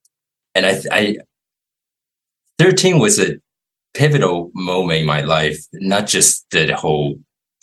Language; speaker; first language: English; non-native, fluent; Chinese